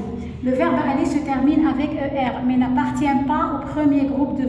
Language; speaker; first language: French; non-native, fluent; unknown